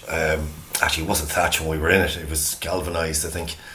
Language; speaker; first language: English; native; English